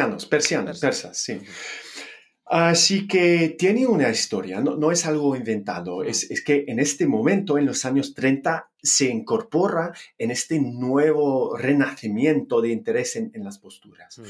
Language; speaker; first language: Spanish; non-native, fluent; English